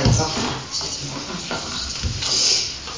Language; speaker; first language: Dutch; native; Dutch